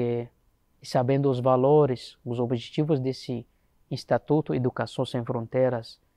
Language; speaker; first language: Portuguese; non-native, fluent; Arabic